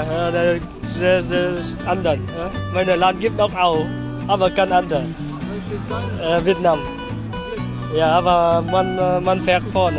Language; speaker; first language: German; non-native, learner; Vietnamese